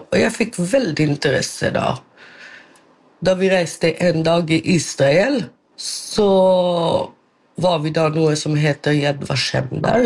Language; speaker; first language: Norwegian; non-native, local second language; Romany